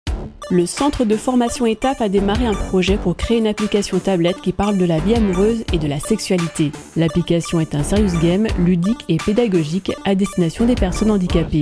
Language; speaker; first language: French; native; French